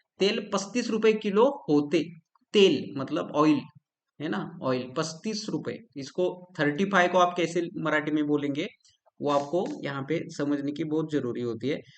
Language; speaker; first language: Hindi; non-native, local second language; Marathi